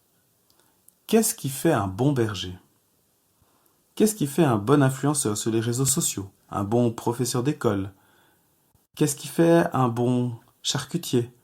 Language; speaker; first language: French; native; French